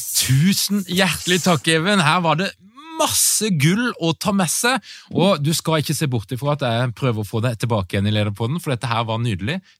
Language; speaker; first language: Norwegian; native; Norwegian